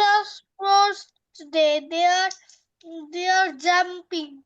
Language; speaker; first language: English; non-native, learner; Bangla